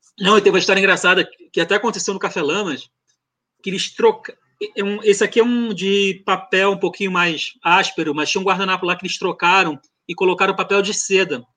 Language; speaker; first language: Portuguese; early bilingual, other home language; French